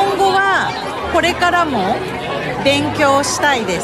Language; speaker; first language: Japanese; native; Japanese